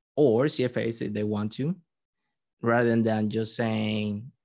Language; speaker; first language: English; non-native, fluent; Spanish